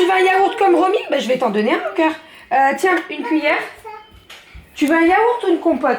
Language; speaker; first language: French; native; French